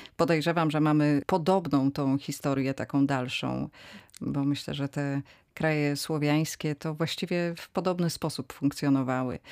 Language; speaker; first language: Polish; native; Polish